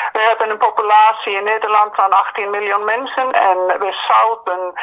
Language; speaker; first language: Dutch; non-native, fluent; Icelandic